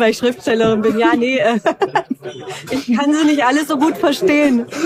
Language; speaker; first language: German; native; German